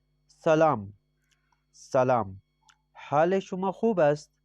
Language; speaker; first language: Persian; non-native, fluent; Urdu